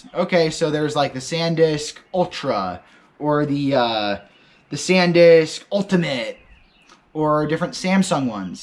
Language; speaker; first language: English; native; English